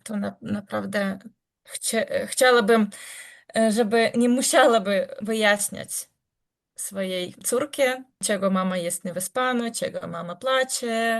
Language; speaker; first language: Polish; non-native, learner; Ukrainian